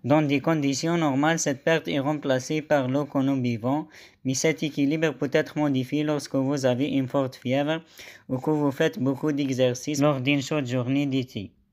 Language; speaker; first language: French; non-native, local second language; Arabic